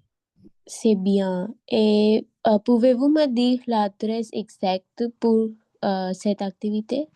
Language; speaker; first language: French; non-native, learner; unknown